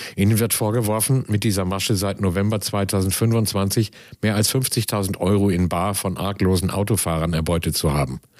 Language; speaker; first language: German; native; German